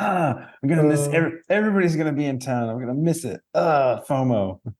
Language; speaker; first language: English; native; English